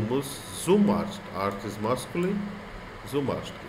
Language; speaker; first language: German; non-native, learner; Hindi